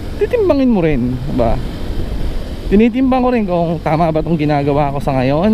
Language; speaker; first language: Filipino; native; Filipino